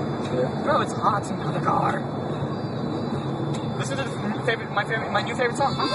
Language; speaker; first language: English; native; English